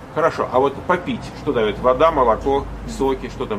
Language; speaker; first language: Russian; native; Russian